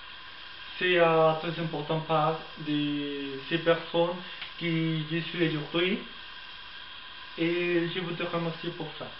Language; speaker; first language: French; non-native, learner; Spanish